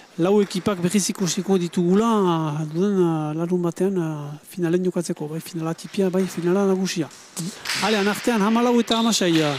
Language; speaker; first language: Basque; native; Basque